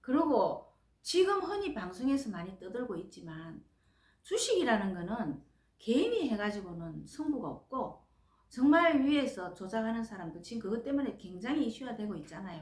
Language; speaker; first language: Korean; native; Korean